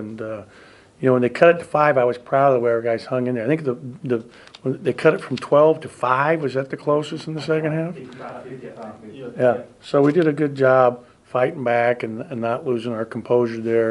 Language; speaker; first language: English; native; English